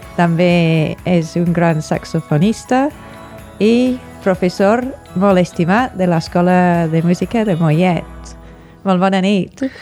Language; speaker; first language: Catalan; non-native, fluent; English